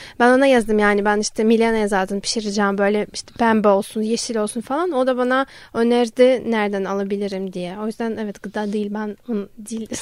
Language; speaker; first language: Turkish; non-native, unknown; Ukrainian